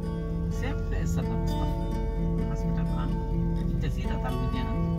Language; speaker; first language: Arabic; non-native, learner; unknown